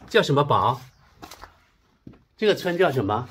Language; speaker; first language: Chinese; native; Chinese